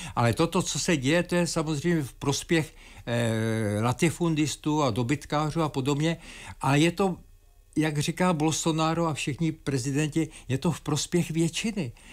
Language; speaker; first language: Czech; native; Czech